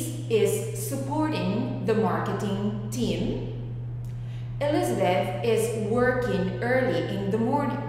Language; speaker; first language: English; non-native, fluent; Spanish